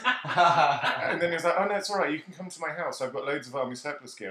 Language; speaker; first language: English; native; English